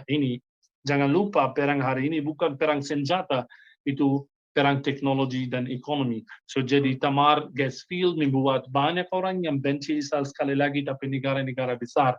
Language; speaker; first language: Indonesian; non-native, fluent; Hebrew